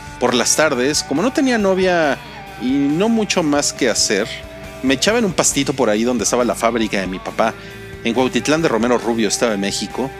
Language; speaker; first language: Spanish; native; Spanish